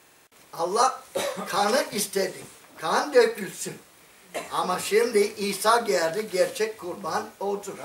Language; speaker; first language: Turkish; non-native, fluent; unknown